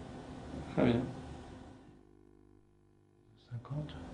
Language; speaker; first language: French; native; French